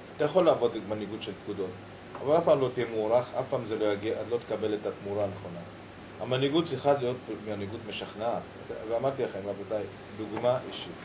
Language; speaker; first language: Hebrew; early bilingual, other home language; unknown